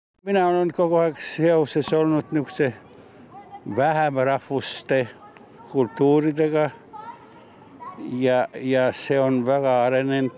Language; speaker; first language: Estonian; non-native, fluent; Latvian